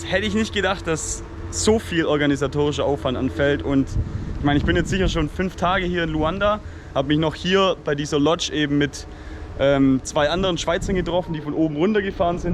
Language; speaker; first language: German; native; German